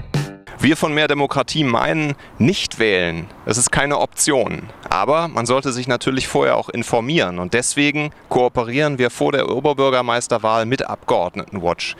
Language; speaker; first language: German; native; German